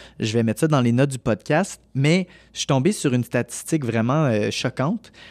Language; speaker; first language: French; native; French